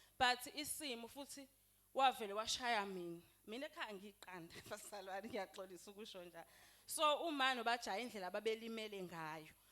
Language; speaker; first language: Zulu; native; Zulu